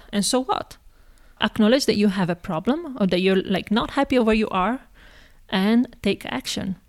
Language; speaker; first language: English; non-native, fluent; Italian